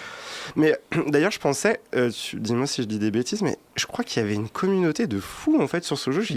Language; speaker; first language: French; native; French